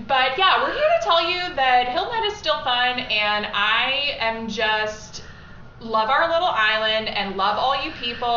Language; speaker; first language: English; native; English